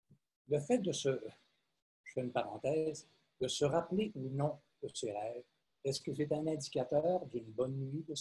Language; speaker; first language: French; native; French